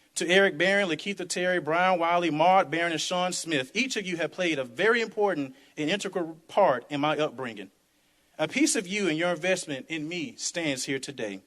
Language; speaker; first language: English; native; English